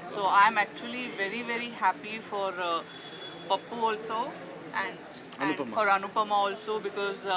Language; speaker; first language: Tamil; non-native, local second language; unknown